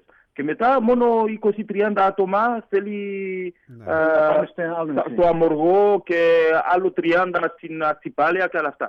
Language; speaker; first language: Greek; early bilingual, heritage; French